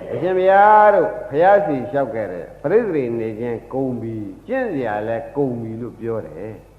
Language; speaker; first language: Burmese; native; Burmese